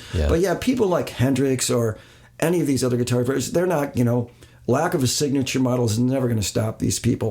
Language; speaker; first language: English; native; English